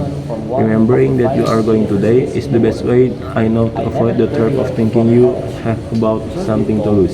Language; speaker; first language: English; non-native, learner; Indonesian